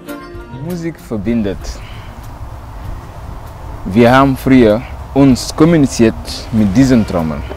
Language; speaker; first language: German; non-native, local second language; Wolof